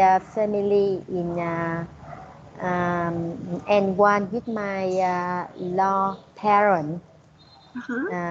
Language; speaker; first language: English; non-native, learner; Vietnamese